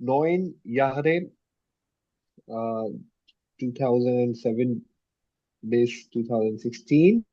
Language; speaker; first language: German; non-native, learner; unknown